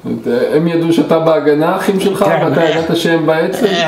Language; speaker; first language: Hebrew; native; Hebrew